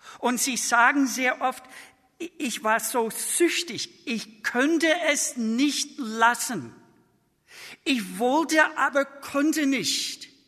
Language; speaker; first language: German; non-native, fluent; English